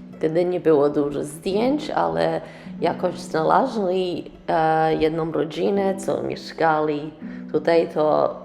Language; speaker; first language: Polish; early bilingual, heritage; English